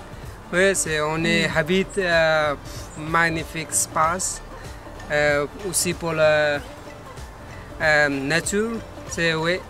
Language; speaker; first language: French; non-native, learner; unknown